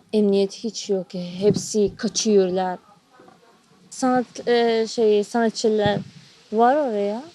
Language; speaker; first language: Turkish; non-native, learner; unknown